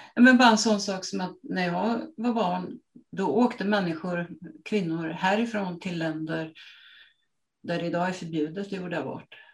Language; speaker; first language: Swedish; native; Swedish